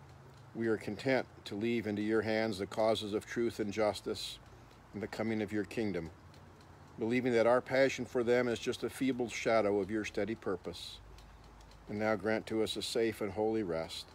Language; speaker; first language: English; native; English